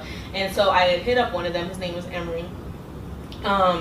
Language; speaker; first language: English; native; English